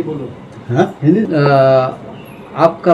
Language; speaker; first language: Hindi; non-native, local second language; Bangla